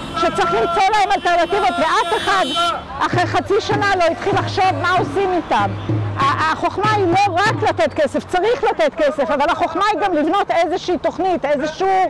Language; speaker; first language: Hebrew; native; Hebrew